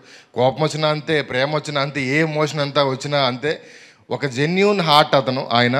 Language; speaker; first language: Telugu; native; Telugu